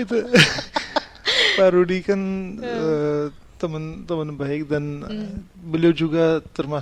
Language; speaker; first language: Indonesian; non-native, fluent; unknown